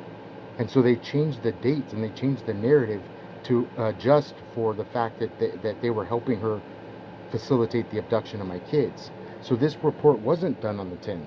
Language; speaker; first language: English; native; English